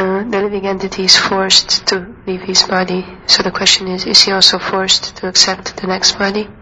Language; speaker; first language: English; non-native, fluent; Hungarian